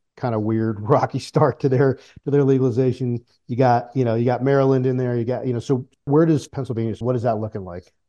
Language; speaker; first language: English; native; English